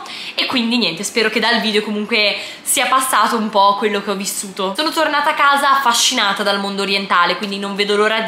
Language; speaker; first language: Italian; native; Italian